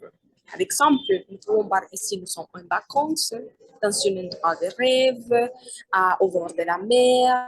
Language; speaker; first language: French; non-native, learner; Spanish